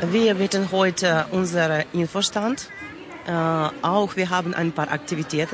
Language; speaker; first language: German; non-native, learner; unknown